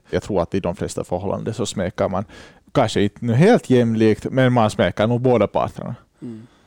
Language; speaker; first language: Swedish; native; Swedish